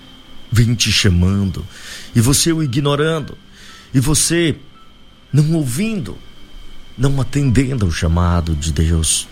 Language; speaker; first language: Portuguese; native; Portuguese